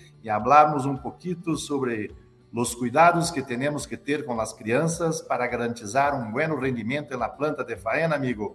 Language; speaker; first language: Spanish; non-native, learner; Portuguese